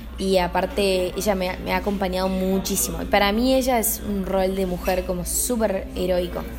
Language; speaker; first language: Spanish; native; Spanish